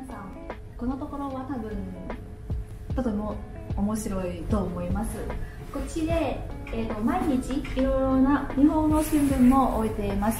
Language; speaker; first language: Japanese; non-native, learner; Vietnamese